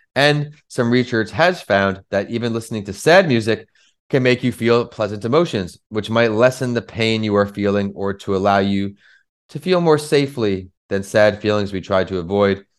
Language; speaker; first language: English; native; English